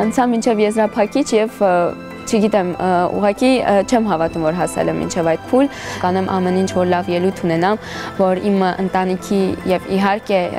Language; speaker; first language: Armenian; early bilingual, heritage; Armenian